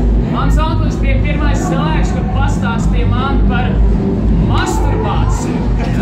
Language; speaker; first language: Latvian; non-native, local second language; Russian